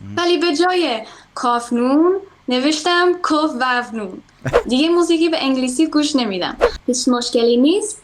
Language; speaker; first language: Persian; non-native, fluent; English